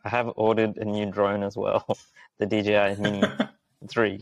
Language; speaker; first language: English; early bilingual, other home language; Sinhala